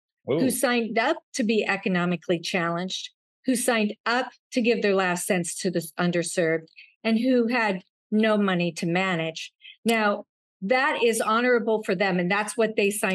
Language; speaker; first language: English; native; English